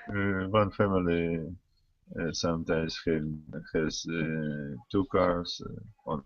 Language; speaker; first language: English; non-native, learner; Russian